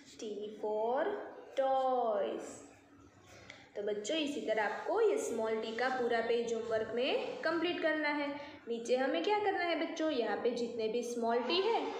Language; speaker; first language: Hindi; non-native, local second language; Gujarati